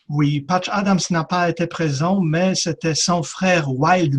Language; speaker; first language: French; non-native, fluent; Polish